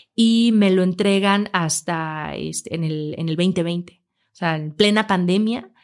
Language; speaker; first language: Spanish; native; Spanish